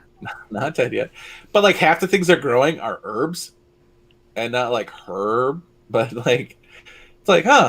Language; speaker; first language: English; native; English